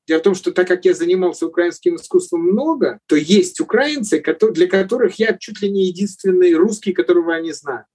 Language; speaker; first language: Russian; native; Russian